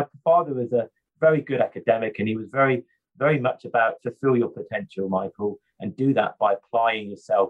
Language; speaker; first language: English; native; English